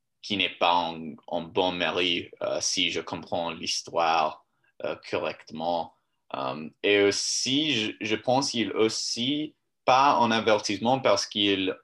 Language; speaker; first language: French; non-native, learner; English